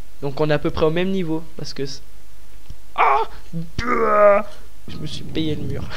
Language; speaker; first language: French; native; French